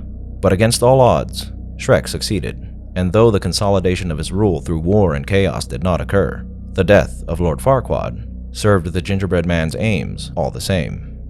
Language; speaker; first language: English; native; English